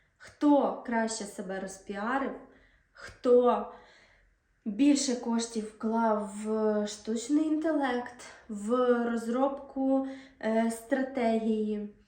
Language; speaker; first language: Ukrainian; native; Ukrainian